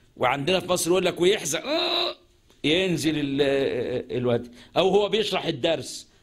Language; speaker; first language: Arabic; native; Arabic